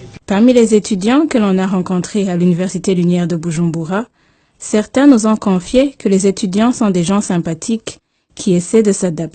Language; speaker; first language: French; non-native, local second language; Rundi